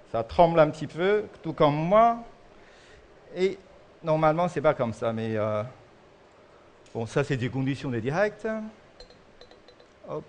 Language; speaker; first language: French; non-native, fluent; Chinese